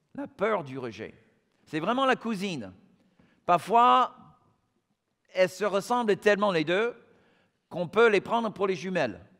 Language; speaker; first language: French; non-native, fluent; English